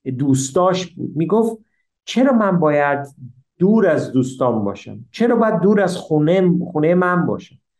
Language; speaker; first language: Persian; early bilingual, heritage; Persian